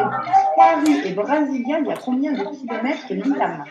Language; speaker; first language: French; native; French